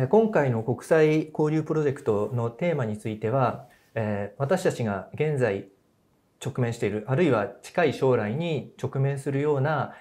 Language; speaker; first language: Japanese; native; Japanese